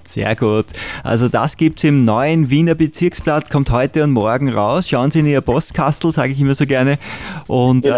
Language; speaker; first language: German; native; German